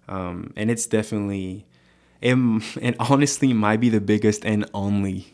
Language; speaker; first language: English; non-native, fluent; French